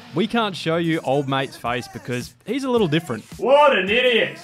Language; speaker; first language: English; native; English